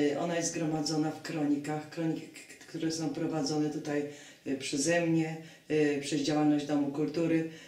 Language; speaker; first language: Polish; non-native, local second language; Kashubian